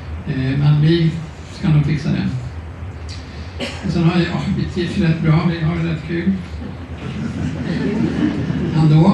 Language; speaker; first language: Swedish; native; Swedish